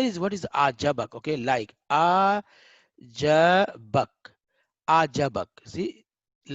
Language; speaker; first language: English; non-native, learner; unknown